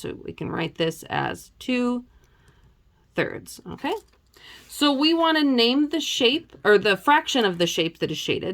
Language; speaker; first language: English; native; English